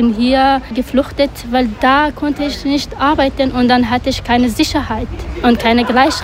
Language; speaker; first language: Dutch; non-native, learner; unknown